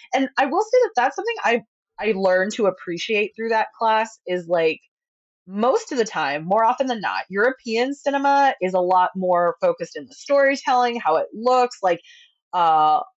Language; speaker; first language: English; early bilingual, other home language; Spanish